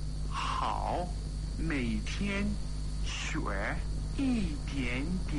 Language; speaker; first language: Chinese; non-native, learner; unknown